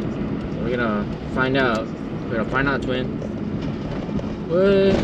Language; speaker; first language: English; native; English